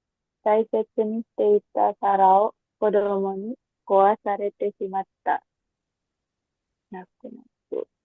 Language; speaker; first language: Japanese; non-native, learner; Indonesian